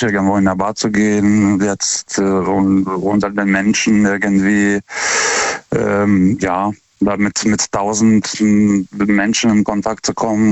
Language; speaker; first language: German; non-native, fluent; Lithuanian